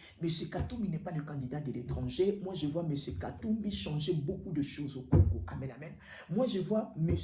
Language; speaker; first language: French; non-native, local second language; Lingala